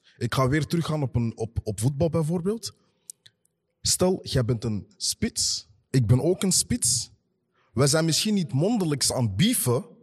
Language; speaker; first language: Dutch; early bilingual, other home language; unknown